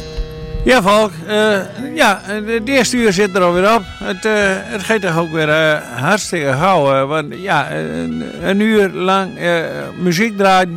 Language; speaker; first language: Dutch; native; Dutch